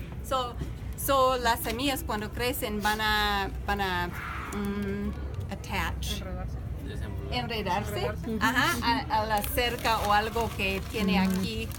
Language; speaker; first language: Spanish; non-native, fluent; English